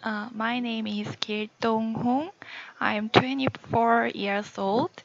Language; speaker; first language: English; non-native, learner; Korean